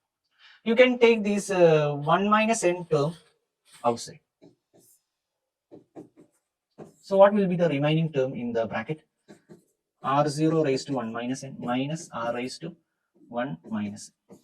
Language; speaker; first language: English; non-native, local second language; Malayalam